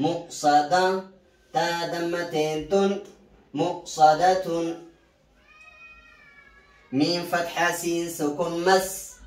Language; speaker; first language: Arabic; non-native, fluent; Oromo